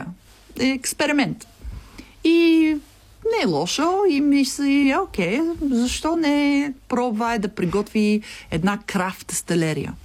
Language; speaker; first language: Bulgarian; non-native, learner; English